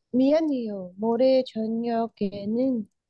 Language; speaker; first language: Korean; non-native, learner; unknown